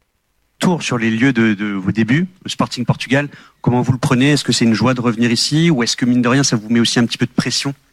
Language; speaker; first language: French; native; French